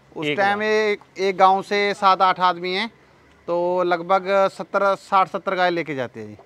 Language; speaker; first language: Hindi; native; Hindi